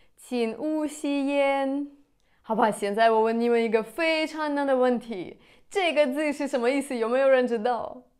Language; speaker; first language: Chinese; non-native, fluent; Russian